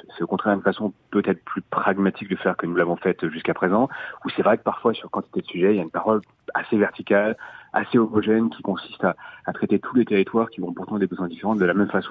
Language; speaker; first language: French; native; French